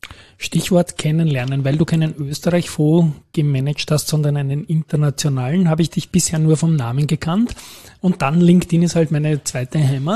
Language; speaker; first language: German; native; German